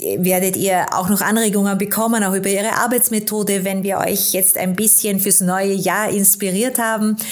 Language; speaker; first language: German; native; German